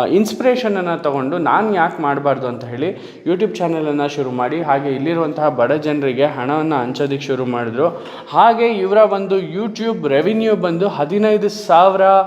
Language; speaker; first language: Kannada; native; Kannada